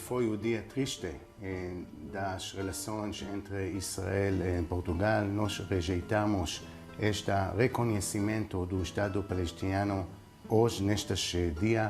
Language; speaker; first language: Portuguese; non-native, learner; Hebrew